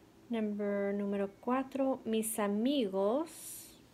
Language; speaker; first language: Spanish; non-native, fluent; English